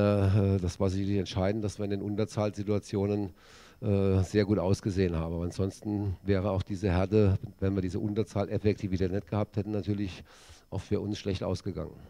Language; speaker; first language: German; native; German